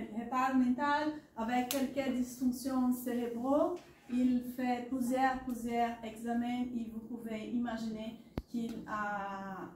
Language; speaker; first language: French; non-native, learner; Portuguese